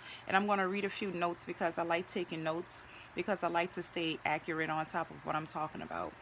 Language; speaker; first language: English; native; English